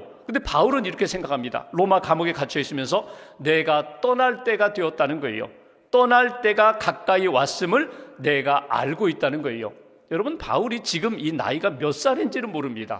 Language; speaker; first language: Korean; native; Korean